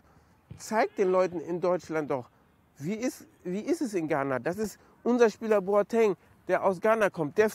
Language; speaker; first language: German; native; German